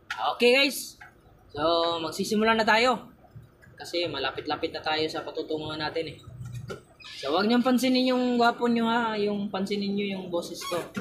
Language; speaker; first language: Filipino; non-native, local second language; Cebuano